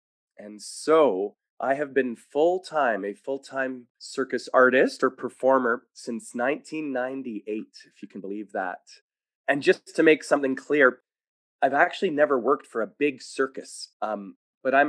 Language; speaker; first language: English; native; English